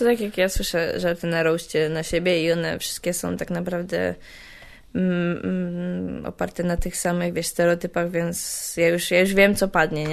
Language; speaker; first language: Polish; native; Polish